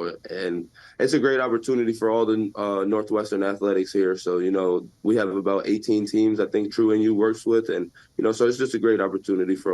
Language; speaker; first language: English; native; English